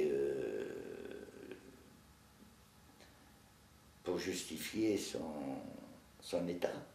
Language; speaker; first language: French; native; French